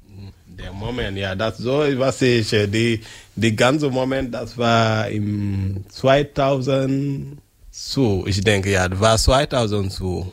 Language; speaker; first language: German; non-native, learner; French